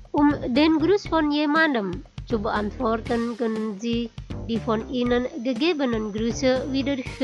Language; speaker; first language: German; non-native, fluent; Indonesian